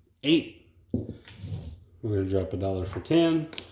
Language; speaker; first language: English; native; English